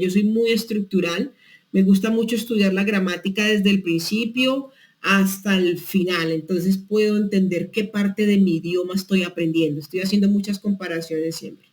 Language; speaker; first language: Spanish; native; Spanish